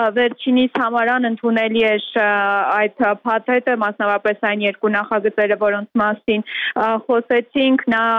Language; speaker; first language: Armenian; native; Armenian